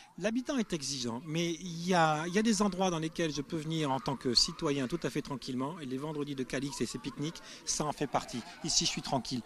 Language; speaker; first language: French; native; French